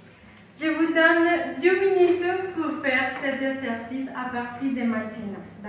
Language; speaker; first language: French; non-native, fluent; Spanish